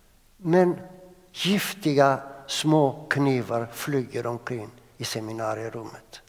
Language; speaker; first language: Swedish; non-native, fluent; Greek